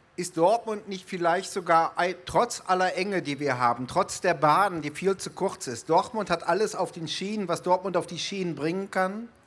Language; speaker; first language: German; native; German